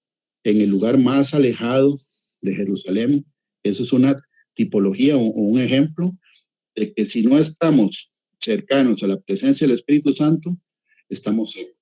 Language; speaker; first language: Spanish; native; Spanish